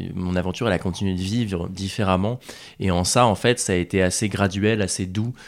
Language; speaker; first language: French; native; French